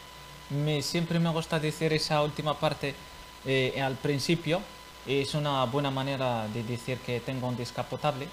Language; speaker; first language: Spanish; non-native, fluent; Arabic